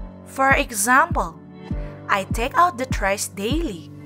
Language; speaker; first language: English; non-native, fluent; Indonesian